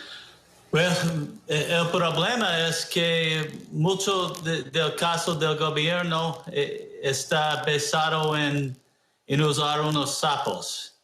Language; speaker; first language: Spanish; early bilingual, heritage; Spanish